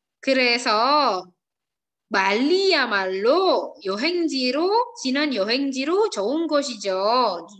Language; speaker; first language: Korean; non-native, fluent; Indonesian